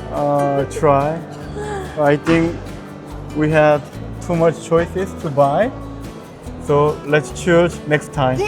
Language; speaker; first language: English; non-native, learner; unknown